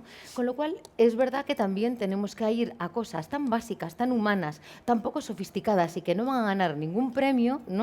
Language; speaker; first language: Spanish; native; Spanish